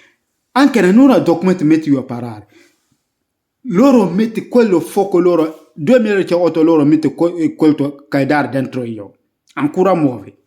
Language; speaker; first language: Italian; non-native, learner; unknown